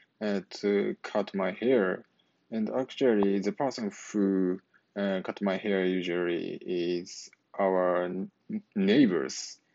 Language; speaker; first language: English; non-native, learner; Japanese